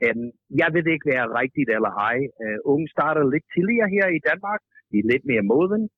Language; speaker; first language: Danish; non-native, fluent; English